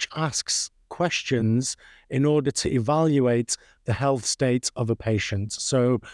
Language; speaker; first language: English; native; English